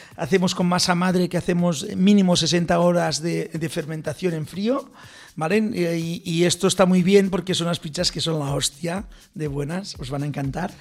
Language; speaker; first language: Spanish; non-native, local second language; Catalan